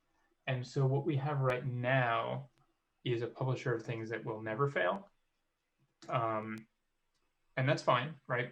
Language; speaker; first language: English; native; English